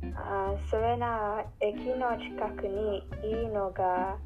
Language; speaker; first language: Japanese; non-native, fluent; English